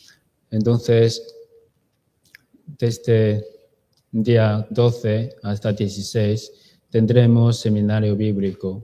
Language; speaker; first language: Spanish; non-native, learner; Chinese